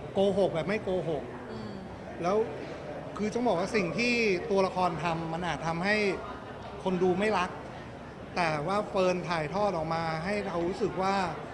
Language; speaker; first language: Thai; native; Thai